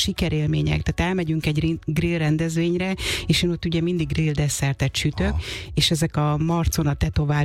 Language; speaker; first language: Hungarian; native; Hungarian